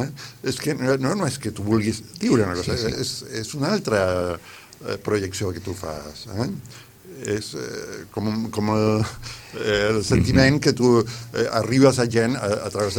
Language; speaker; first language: Catalan; non-native, fluent; Spanish